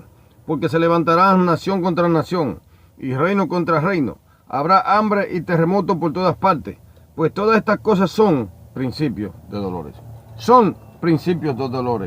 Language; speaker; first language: Spanish; native; Spanish